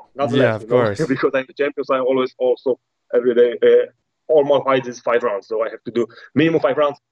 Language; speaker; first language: English; non-native, learner; Polish